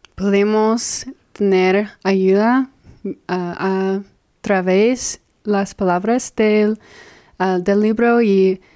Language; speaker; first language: Spanish; non-native, fluent; English